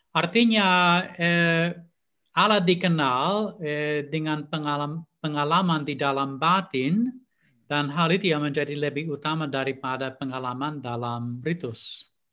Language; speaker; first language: Indonesian; non-native, fluent; English